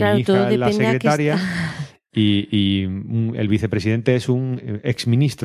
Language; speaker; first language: Spanish; native; Spanish